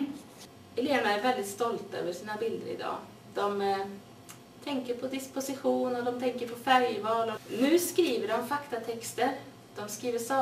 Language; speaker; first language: Swedish; native; Swedish